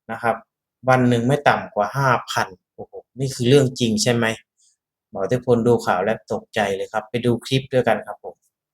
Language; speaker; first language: Thai; native; Thai